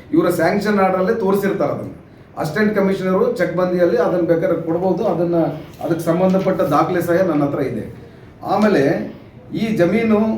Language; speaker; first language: Kannada; non-native, local second language; Urdu